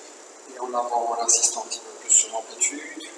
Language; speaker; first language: French; native; French